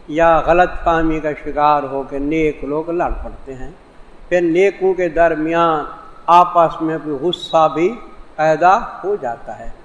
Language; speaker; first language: Urdu; non-native, local second language; Saraiki